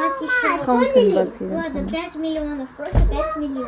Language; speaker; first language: Russian; early bilingual, other home language; Armenian